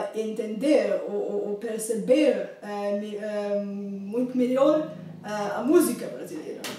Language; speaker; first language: Portuguese; non-native, fluent; Bulgarian